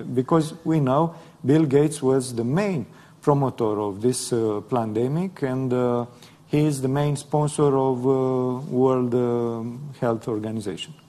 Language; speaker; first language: English; non-native, fluent; Romanian